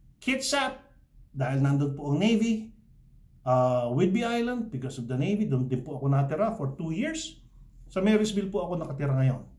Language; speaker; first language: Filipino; early bilingual, heritage; Filipino